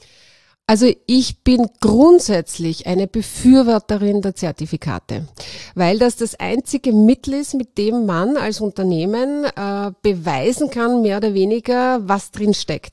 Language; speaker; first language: German; native; German